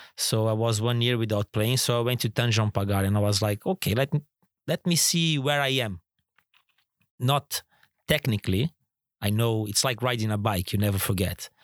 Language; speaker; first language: English; non-native, fluent; Portuguese